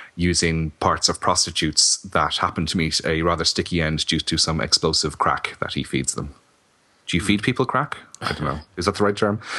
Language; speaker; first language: English; native; English